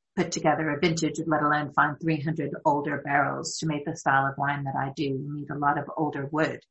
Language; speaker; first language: English; native; English